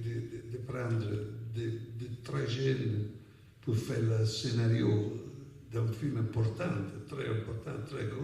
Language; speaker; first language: French; non-native, fluent; Italian